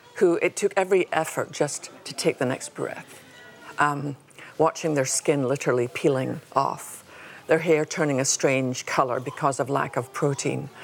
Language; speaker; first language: English; native; English